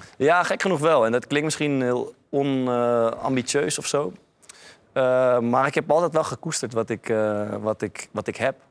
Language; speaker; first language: Dutch; native; Dutch